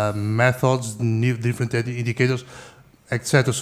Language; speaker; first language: English; non-native, fluent; Portuguese